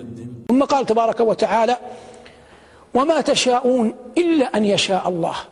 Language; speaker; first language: Arabic; native; Arabic